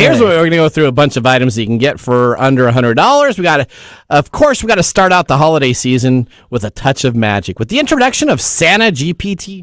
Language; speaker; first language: English; native; English